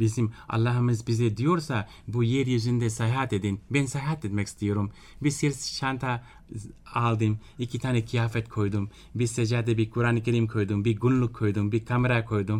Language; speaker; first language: Turkish; non-native, fluent; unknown